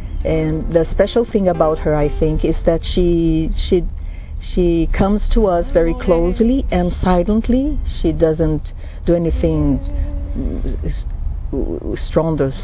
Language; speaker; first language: English; non-native, fluent; Portuguese